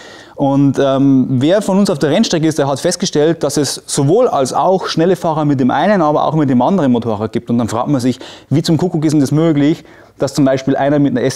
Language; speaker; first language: German; native; German